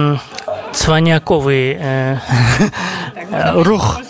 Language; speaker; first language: Polish; non-native, fluent; Kazakh